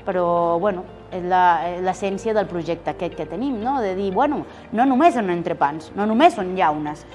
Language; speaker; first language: Catalan; non-native, fluent; Spanish